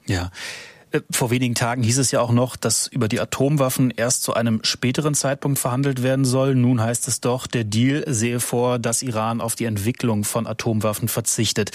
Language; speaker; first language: German; native; German